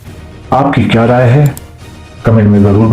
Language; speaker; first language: Urdu; native; Urdu